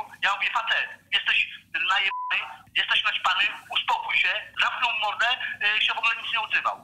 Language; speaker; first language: Polish; native; Polish